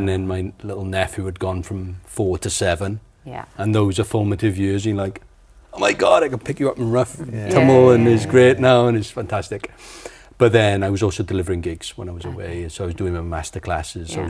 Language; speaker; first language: English; native; English